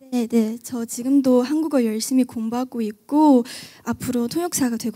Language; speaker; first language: Korean; non-native, fluent; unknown